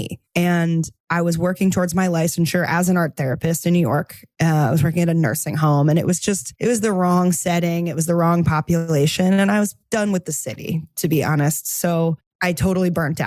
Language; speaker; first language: English; native; English